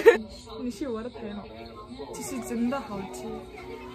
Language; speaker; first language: Chinese; non-native, learner; Japanese